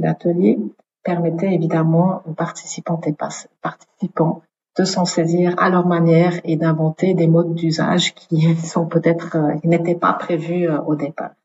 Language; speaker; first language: French; native; French